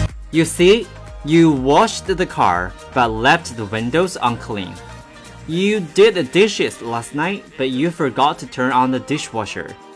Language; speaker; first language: English; non-native, fluent; Chinese